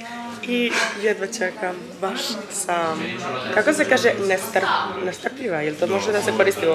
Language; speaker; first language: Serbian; early bilingual, heritage; Serbian